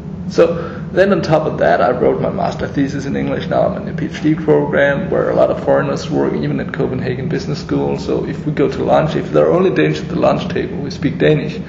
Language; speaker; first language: English; non-native, fluent; Danish